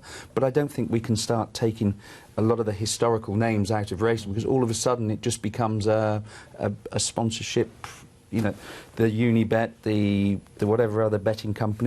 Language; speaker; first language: English; native; English